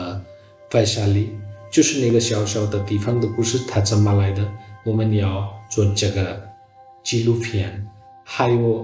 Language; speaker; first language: Chinese; non-native, learner; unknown